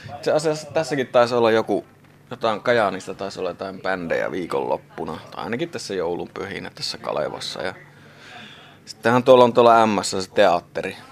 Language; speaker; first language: Finnish; native; Finnish